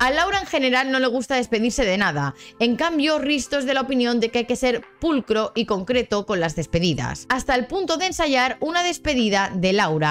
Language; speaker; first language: Spanish; native; Spanish